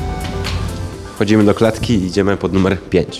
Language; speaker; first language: Polish; native; Polish